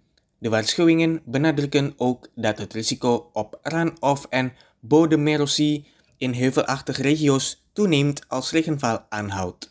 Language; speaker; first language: Dutch; non-native, fluent; Indonesian